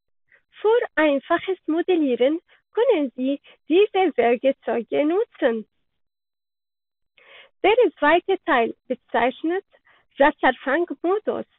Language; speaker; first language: German; non-native, learner; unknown